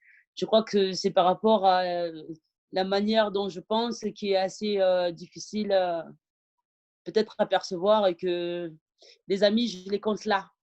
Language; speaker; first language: French; early bilingual, other home language; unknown